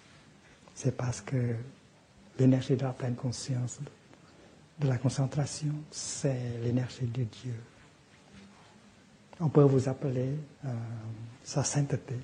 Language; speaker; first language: French; non-native, fluent; Vietnamese